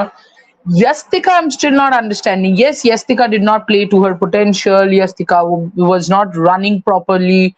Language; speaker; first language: English; non-native, local second language; Hindi